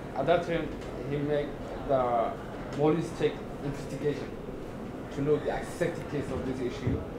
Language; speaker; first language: English; non-native, learner; Somali